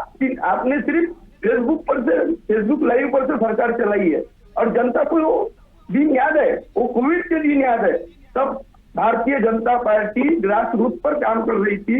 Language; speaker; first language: Hindi; non-native, local second language; Marathi